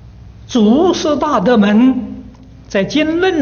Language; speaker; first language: Chinese; native; Chinese